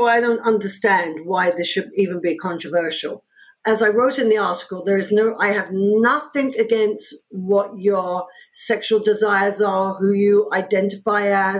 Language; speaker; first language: English; native; English